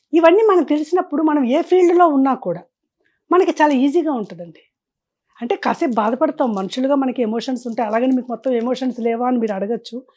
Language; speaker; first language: Telugu; native; Telugu